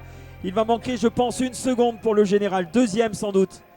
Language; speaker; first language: French; native; French